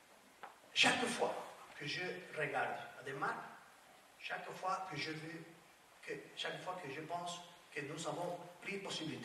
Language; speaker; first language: French; non-native, learner; Spanish